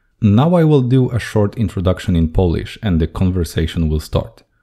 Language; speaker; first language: English; non-native, fluent; Polish